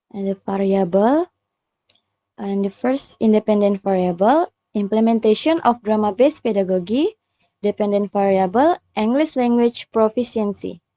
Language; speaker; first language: English; non-native, learner; Indonesian